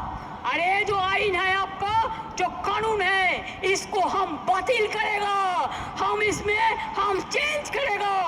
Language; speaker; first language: Hindi; non-native, local second language; Bangla